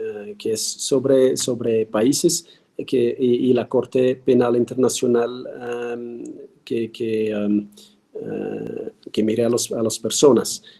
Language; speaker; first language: Spanish; non-native, fluent; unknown